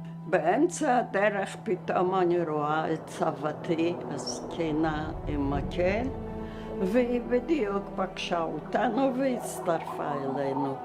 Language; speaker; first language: Hebrew; early bilingual, other home language; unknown